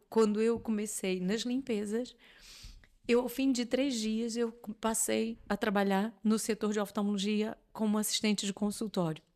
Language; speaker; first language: Portuguese; native; Portuguese